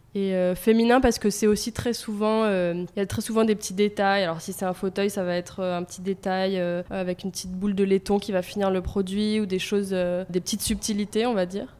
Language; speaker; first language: French; native; French